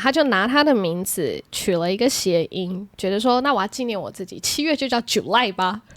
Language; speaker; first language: Chinese; native; Chinese